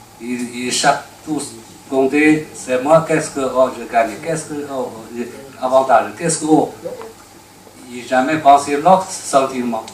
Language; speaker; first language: French; non-native, learner; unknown